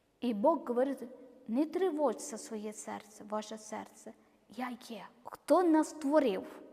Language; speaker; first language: Ukrainian; non-native, learner; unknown